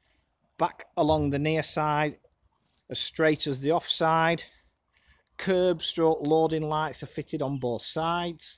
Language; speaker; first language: English; native; English